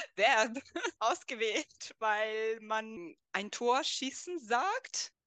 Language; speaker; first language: German; non-native, fluent; Italian